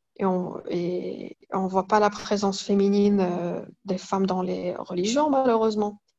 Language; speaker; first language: French; non-native, local second language; Arabic